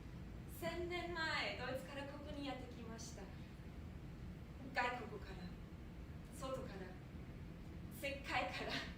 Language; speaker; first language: Japanese; non-native, fluent; German